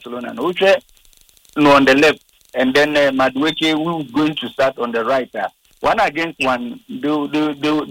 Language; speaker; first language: English; non-native, local second language; Akan